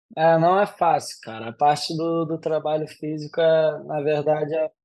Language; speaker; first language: Portuguese; native; Portuguese